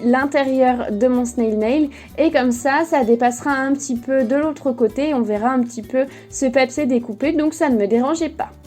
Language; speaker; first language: French; native; French